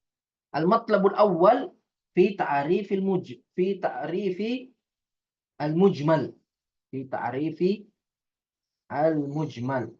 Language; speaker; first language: Arabic; non-native, fluent; Indonesian